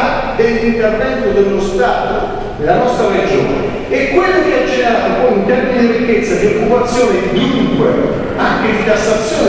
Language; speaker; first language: Italian; native; Italian